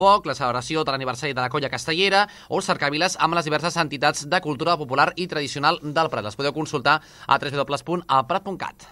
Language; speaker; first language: Catalan; native; Catalan